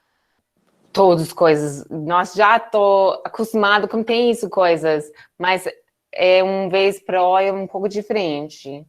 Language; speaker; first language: Portuguese; non-native, learner; English